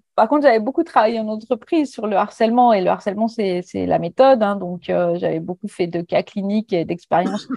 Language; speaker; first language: French; native; French